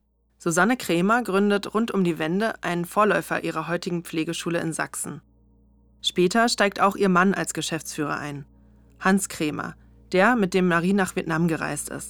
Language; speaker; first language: German; native; German